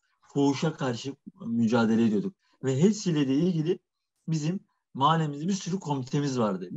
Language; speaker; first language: Turkish; native; Turkish